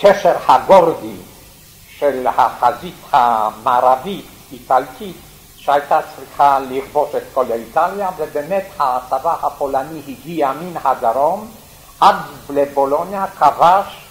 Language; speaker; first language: Hebrew; non-native, fluent; Yiddish